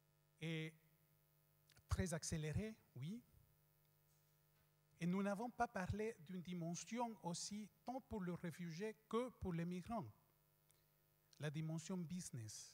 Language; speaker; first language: French; non-native, fluent; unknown